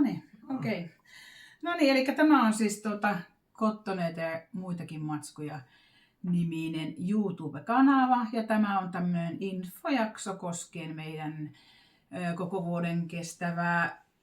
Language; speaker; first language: Finnish; native; Finnish